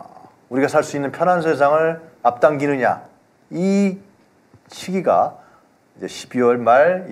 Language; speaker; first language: Korean; native; Korean